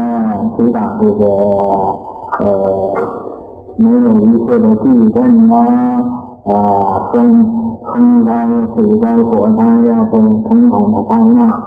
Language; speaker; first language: Chinese; native; Chinese